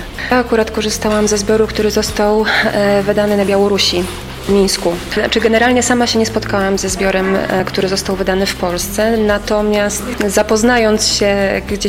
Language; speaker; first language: Polish; native; Polish